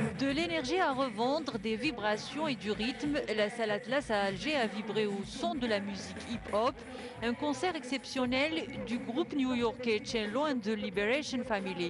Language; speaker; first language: French; non-native, local second language; Arabic